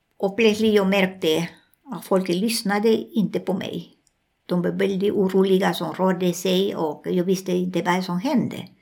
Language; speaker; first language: Swedish; non-native, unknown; Spanish